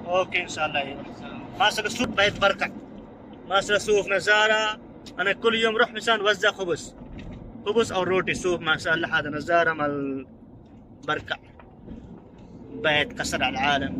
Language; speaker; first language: Arabic; non-native, learner; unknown